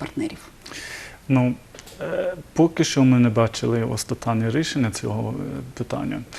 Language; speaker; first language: Ukrainian; non-native, learner; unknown